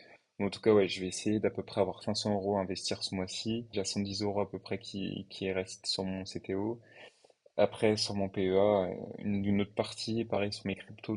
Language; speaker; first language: French; native; French